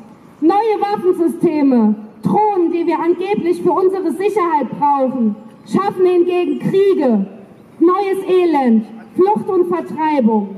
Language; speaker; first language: German; native; German